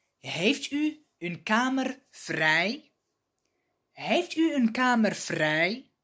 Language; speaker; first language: Dutch; non-native, fluent; Arabic